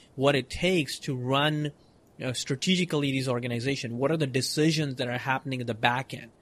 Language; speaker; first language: English; non-native, local second language; Hindi